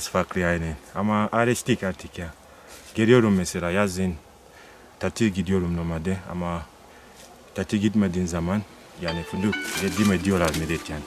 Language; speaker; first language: Turkish; non-native, learner; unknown